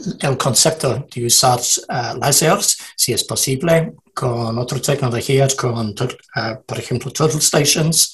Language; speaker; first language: Spanish; non-native, learner; English